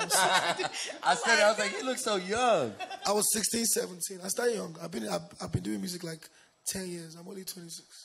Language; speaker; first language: English; non-native, local second language; Yoruba